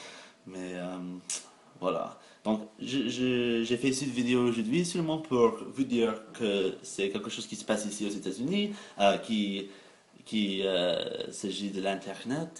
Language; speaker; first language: French; non-native, fluent; English